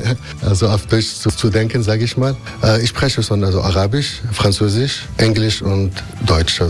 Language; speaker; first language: German; non-native, fluent; Arabic